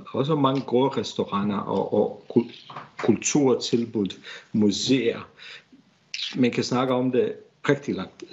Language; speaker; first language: Danish; non-native, fluent; Bosnian